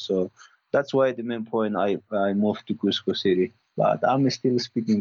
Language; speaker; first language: English; non-native, learner; Spanish